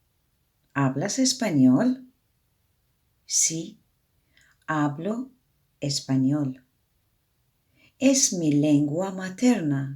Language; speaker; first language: Spanish; non-native, learner; Persian